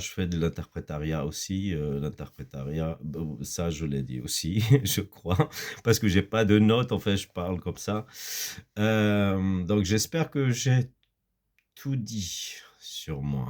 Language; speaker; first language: French; non-native, fluent; Kurdish